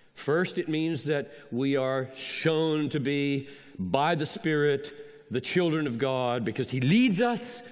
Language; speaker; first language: English; native; English